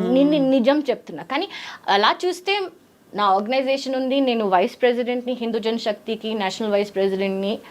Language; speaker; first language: Telugu; early bilingual, heritage; Telugu